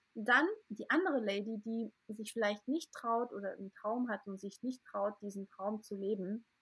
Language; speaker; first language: German; early bilingual, other home language; Portuguese